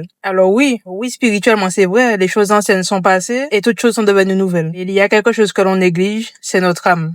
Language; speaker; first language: French; native; French